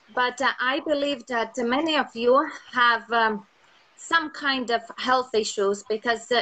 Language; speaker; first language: English; non-native, fluent; Latvian